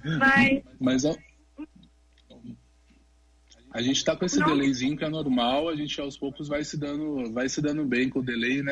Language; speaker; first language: Portuguese; native; Portuguese